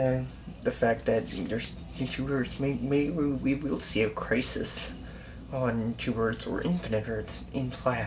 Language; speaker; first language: English; native; English